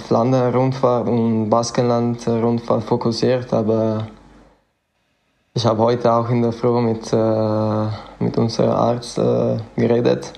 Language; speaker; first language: German; non-native, fluent; Italian